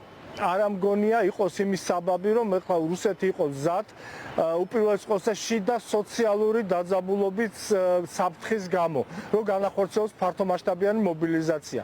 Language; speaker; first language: Georgian; native; Georgian